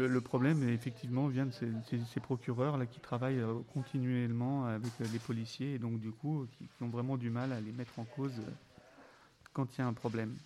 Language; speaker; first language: French; native; French